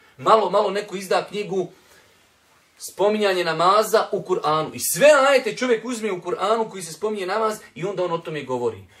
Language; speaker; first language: Bosnian; native; Bosnian